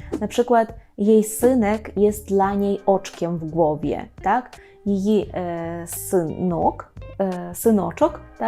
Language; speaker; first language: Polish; non-native, fluent; Ukrainian